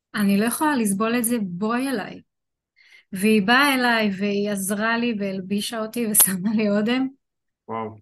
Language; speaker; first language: Hebrew; native; Hebrew